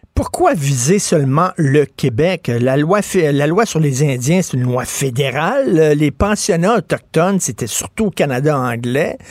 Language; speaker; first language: French; native; French